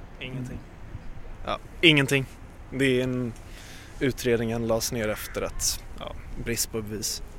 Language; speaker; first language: Swedish; native; Swedish